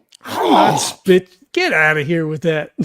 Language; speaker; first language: English; native; English